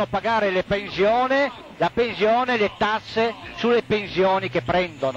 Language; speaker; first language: Italian; native; Italian